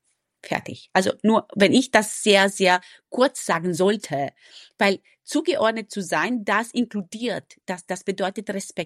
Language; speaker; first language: German; non-native, fluent; Romanian